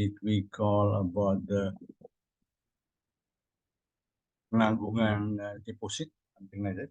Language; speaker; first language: English; non-native, learner; Indonesian